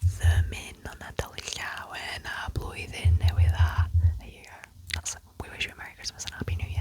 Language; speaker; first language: Welsh; non-native, local second language; English